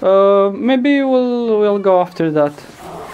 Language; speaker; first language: English; non-native, learner; Romanian